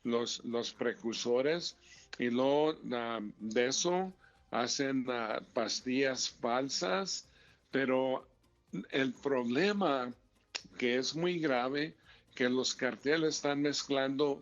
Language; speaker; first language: Spanish; early bilingual, heritage; Spanish